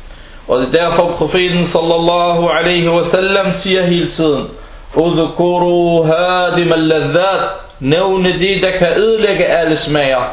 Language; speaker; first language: Danish; non-native, fluent; Arabic